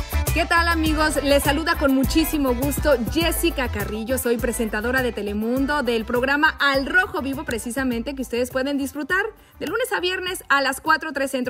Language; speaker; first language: Spanish; native; Spanish